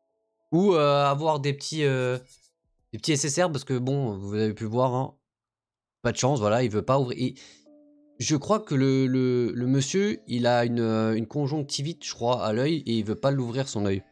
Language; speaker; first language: French; native; French